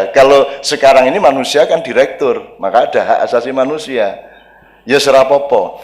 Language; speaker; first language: Indonesian; non-native, local second language; Javanese